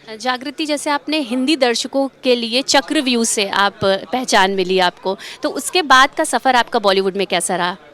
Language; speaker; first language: Hindi; native; Hindi